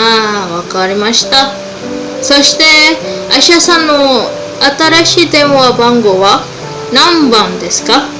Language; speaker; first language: Japanese; non-native, learner; Malay